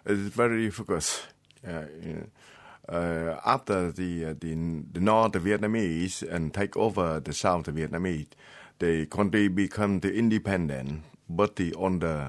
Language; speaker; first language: English; non-native, learner; Vietnamese